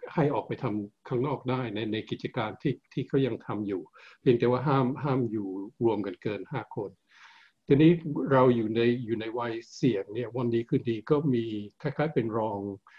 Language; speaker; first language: Thai; early bilingual, heritage; Thai